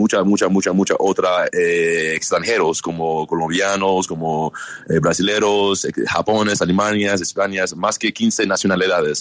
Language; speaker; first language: Spanish; non-native, learner; English